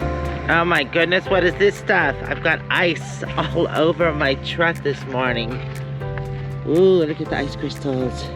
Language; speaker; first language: English; native; English